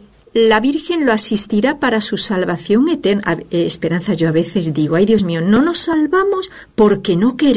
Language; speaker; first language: Spanish; native; Spanish